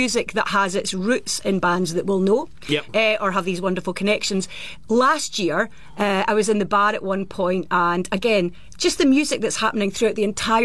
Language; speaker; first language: English; native; English